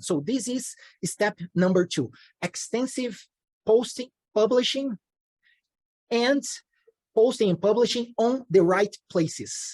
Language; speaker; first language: English; non-native, fluent; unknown